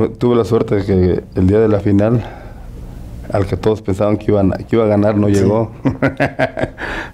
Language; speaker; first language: Spanish; native; Spanish